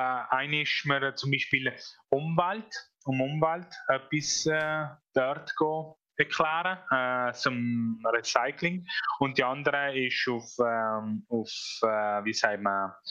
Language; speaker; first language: German; non-native, fluent; Italian